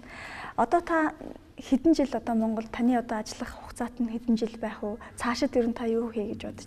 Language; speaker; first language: Mongolian; native; Mongolian